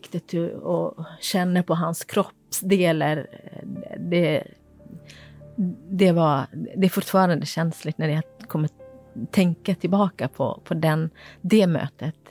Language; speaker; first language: Swedish; non-native, fluent; Kurdish